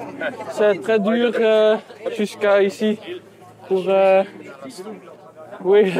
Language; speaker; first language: French; non-native, learner; Dutch